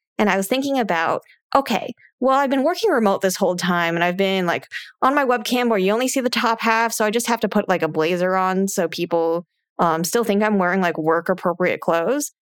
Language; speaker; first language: English; native; English